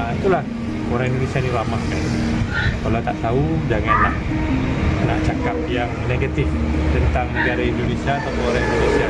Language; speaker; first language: Malay; native; Malay